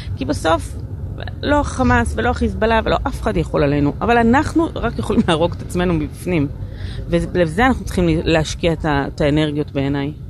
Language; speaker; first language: Hebrew; native; Hebrew